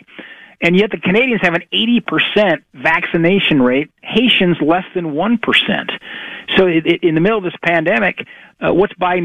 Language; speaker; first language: English; native; English